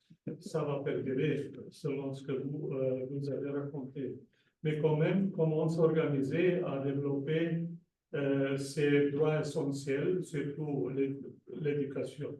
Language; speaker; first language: French; non-native, fluent; Slovenian